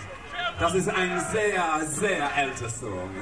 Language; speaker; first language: German; non-native, learner; English